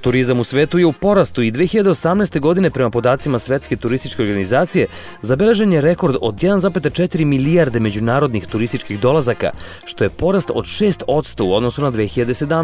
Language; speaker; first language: Serbian; native; Serbian